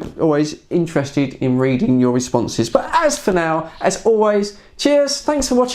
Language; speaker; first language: English; native; English